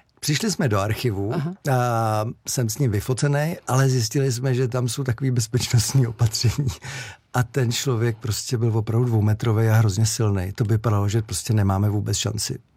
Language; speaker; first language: Czech; native; Czech